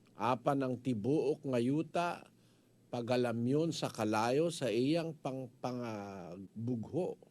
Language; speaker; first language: Filipino; native; Filipino